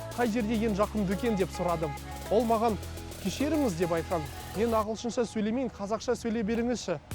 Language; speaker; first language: Kazakh; non-native, learner; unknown